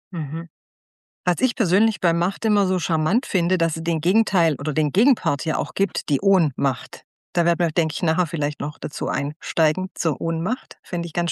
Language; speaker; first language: German; native; German